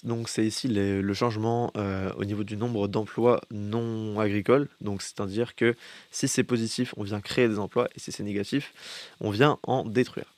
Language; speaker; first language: French; native; French